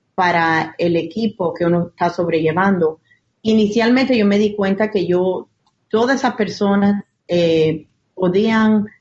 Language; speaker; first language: Spanish; early bilingual, heritage; Spanish